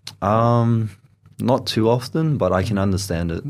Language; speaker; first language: English; native; English